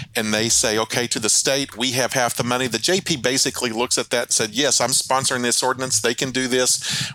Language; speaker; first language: English; native; English